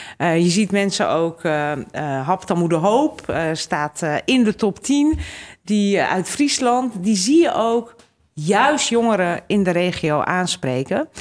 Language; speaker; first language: Dutch; early bilingual, other home language; Hungarian